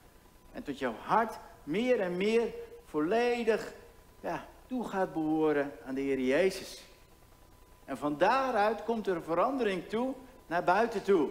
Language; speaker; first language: Dutch; native; Dutch